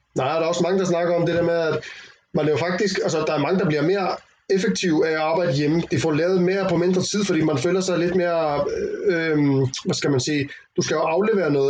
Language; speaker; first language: Danish; native; Danish